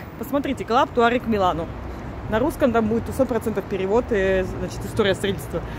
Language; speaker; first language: Russian; native; Russian